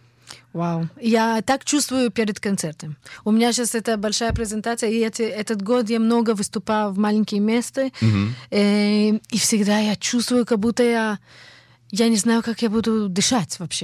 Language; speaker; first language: Russian; early bilingual, heritage; Russian